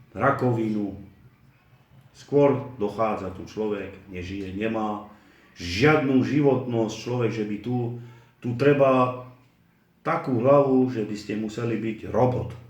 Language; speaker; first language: Slovak; non-native, local second language; Romany